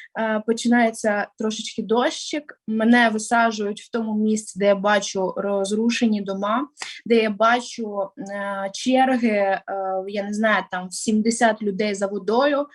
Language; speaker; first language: Ukrainian; non-native, local second language; Russian